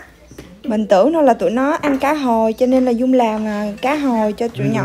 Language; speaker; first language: Vietnamese; native; Vietnamese